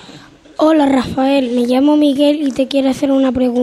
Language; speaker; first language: Spanish; native; Spanish